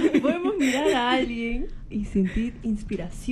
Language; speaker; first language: Spanish; native; Spanish